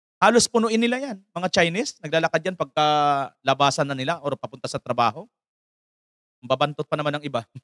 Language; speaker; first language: Filipino; native; Filipino